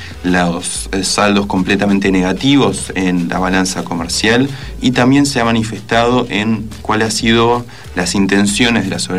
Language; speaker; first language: Spanish; native; Spanish